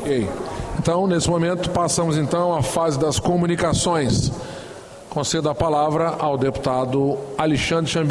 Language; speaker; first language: Portuguese; native; Portuguese